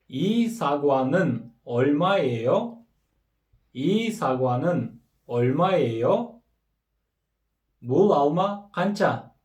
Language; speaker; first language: Korean; non-native, fluent; Kyrgyz